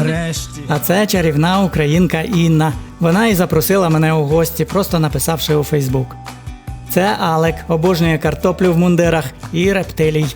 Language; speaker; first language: Ukrainian; native; Ukrainian